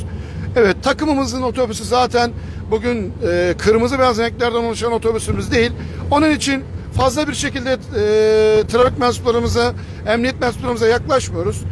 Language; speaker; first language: Turkish; native; Turkish